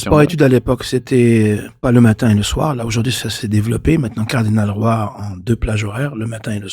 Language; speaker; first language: French; non-native, local second language; Arabic